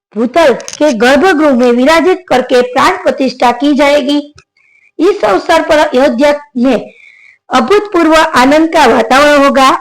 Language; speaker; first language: Hindi; non-native, local second language; Gujarati